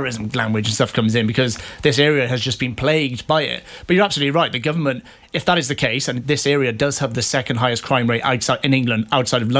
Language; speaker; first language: English; native; English